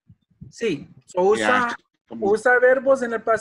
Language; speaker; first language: Spanish; early bilingual, heritage; Spanish